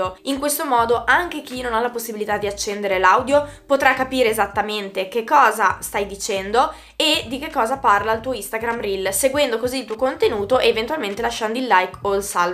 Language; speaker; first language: Italian; native; Italian